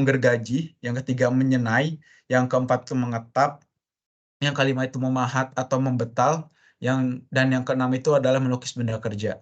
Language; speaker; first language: Indonesian; native; Indonesian